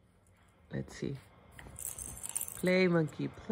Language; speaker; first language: English; early bilingual, other home language; Spanish